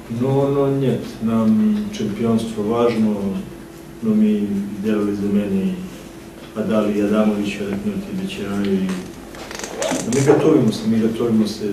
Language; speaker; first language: Russian; non-native, fluent; Serbian